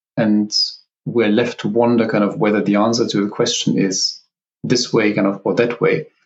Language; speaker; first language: English; non-native, fluent; German